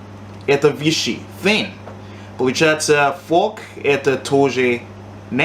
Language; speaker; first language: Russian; non-native, learner; English